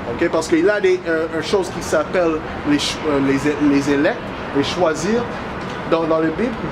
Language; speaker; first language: French; non-native, learner; English